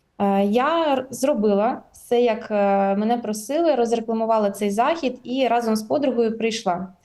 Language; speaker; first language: Ukrainian; native; Ukrainian